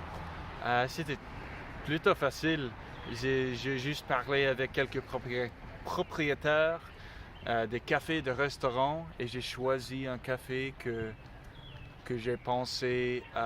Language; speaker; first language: French; non-native, learner; English